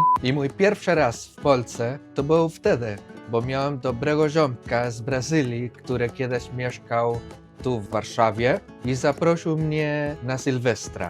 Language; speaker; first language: Polish; non-native, fluent; Spanish